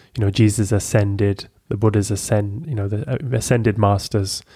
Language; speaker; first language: English; native; English